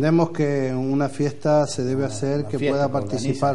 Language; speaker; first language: Spanish; native; Spanish